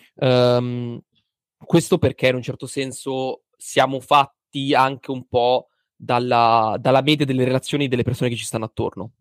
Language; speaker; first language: Italian; native; Italian